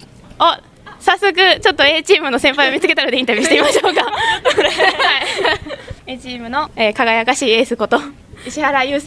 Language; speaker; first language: Japanese; native; Japanese